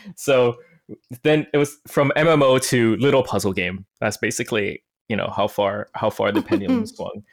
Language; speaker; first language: English; non-native, local second language; Cantonese